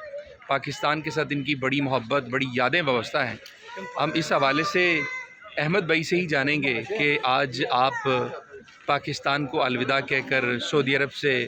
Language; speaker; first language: Urdu; native; Urdu